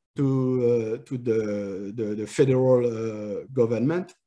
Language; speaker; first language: English; non-native, fluent; French